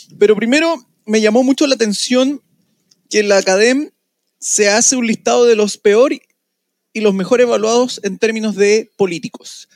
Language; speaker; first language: Spanish; native; Spanish